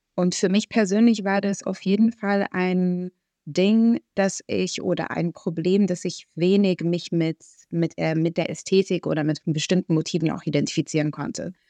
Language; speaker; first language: German; early bilingual, other home language; Arabic